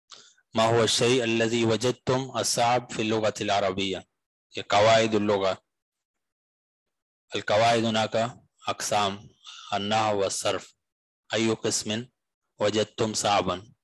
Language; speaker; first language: Arabic; non-native, fluent; Urdu